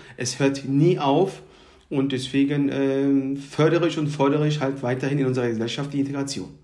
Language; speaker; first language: German; early bilingual, other home language; Turkish